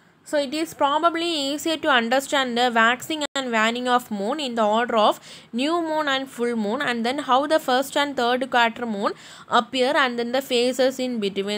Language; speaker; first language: English; non-native, local second language; Tamil